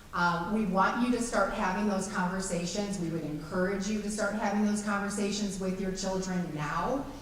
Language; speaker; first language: English; native; English